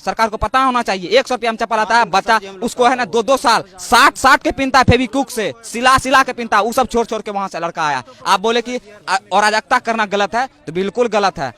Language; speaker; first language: Hindi; native; Hindi